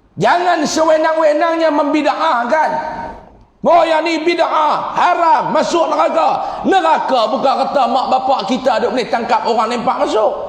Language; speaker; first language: Malay; native; Malay